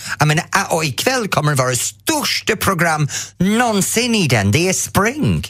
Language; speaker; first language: Swedish; non-native, fluent; English